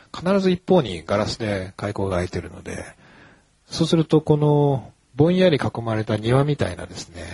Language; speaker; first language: Japanese; native; Japanese